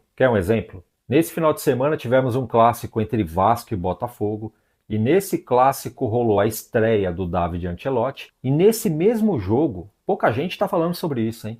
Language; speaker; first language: Portuguese; native; Portuguese